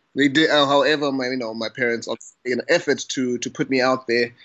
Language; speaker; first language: English; non-native, local second language; Xhosa